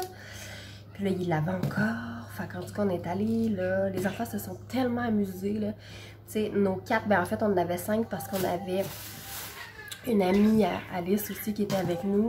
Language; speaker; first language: French; native; French